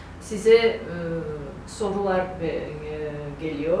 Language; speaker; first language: Turkish; non-native, learner; Georgian